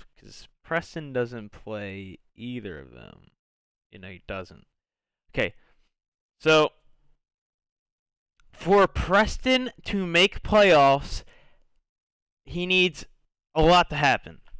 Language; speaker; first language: English; native; English